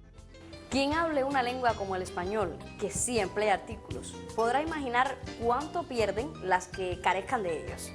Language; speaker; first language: Spanish; native; Spanish